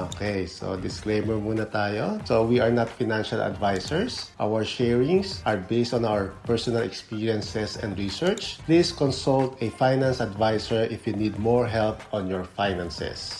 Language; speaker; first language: English; non-native, local second language; Filipino